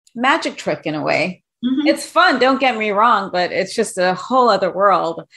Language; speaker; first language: English; native; English